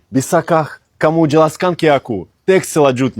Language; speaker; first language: Indonesian; non-native, fluent; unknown